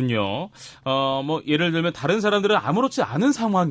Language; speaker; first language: Korean; native; Korean